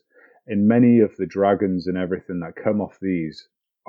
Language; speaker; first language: English; native; English